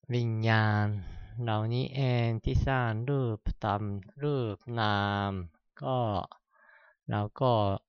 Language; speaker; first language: Thai; non-native, fluent; Japanese